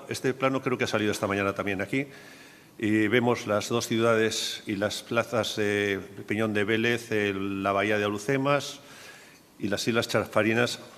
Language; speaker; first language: Spanish; native; Spanish